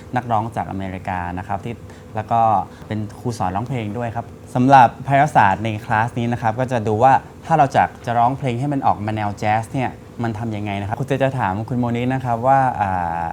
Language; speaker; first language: Thai; native; Thai